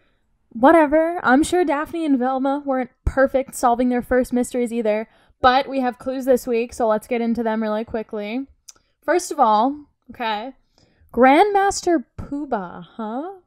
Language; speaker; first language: English; native; English